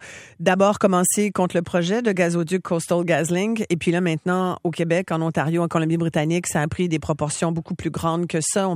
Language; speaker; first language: French; native; French